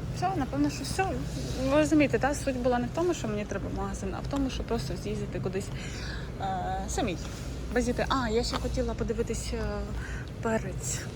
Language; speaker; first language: Ukrainian; native; Ukrainian